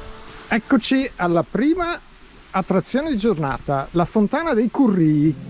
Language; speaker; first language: Italian; native; Italian